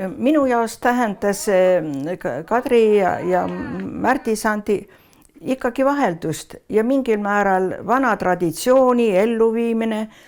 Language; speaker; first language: Estonian; native; Estonian